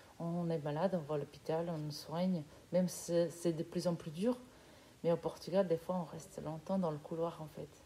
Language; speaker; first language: French; non-native, fluent; Portuguese